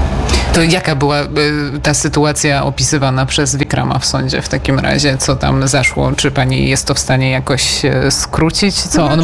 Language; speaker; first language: Polish; native; Polish